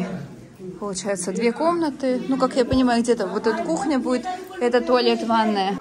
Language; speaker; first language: Russian; native; Russian